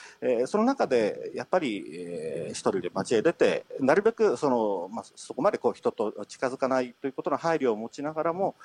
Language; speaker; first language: Japanese; native; Japanese